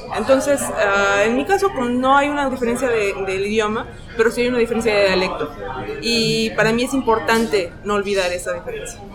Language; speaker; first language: Spanish; native; Spanish